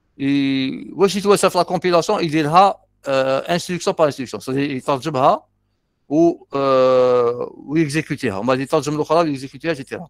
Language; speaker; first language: French; non-native, local second language; Arabic